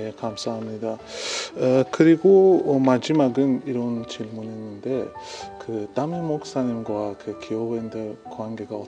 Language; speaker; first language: Korean; non-native, learner; Persian